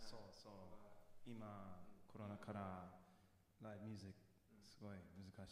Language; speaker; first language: Japanese; non-native, learner; English